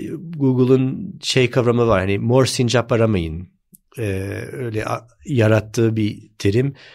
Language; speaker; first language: Turkish; early bilingual, heritage; Turkish